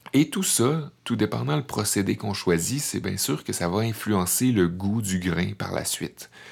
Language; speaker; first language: French; native; French